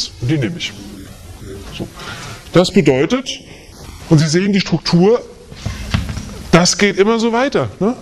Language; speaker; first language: German; native; German